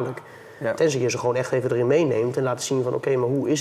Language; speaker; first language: Dutch; native; Dutch